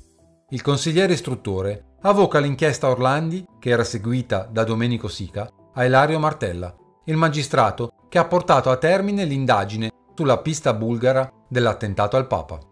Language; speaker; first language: Italian; native; Italian